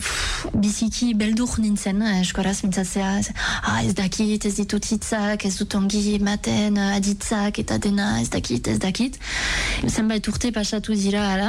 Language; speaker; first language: Basque; non-native, local second language; French